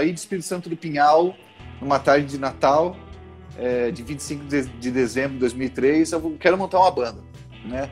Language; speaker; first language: Portuguese; native; Portuguese